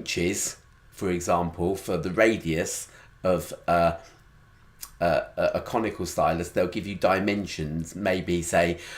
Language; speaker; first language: English; native; English